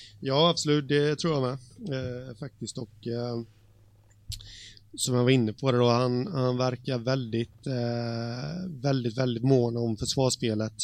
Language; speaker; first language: Swedish; native; Swedish